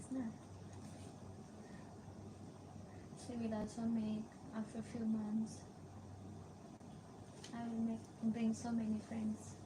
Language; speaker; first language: English; non-native, learner; Nepali